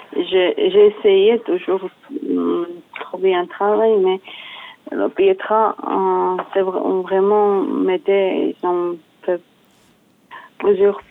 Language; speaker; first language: French; non-native, learner; Georgian